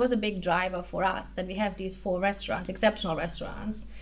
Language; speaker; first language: English; non-native, fluent; German